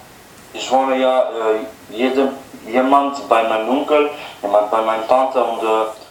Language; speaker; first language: German; non-native, learner; Albanian